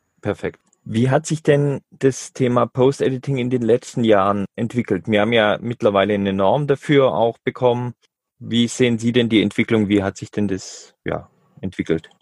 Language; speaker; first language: German; native; German